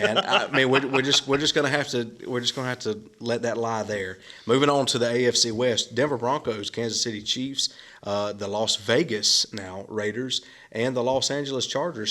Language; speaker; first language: English; native; English